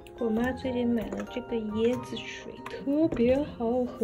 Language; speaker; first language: Chinese; early bilingual, heritage; Chinese